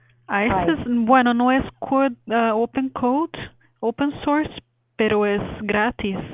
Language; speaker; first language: Spanish; non-native, fluent; Portuguese